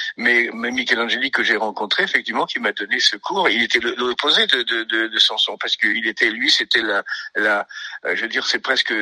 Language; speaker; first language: French; native; French